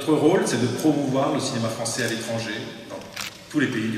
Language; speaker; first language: French; native; French